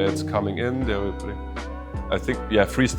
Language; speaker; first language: English; non-native, fluent; German